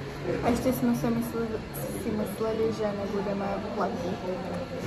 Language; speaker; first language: Czech; non-native, learner; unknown